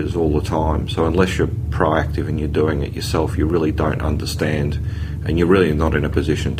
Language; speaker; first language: English; native; English